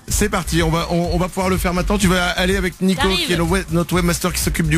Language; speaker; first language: French; native; French